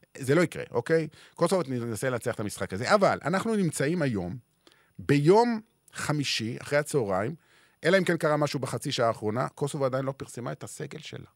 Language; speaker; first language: Hebrew; native; Hebrew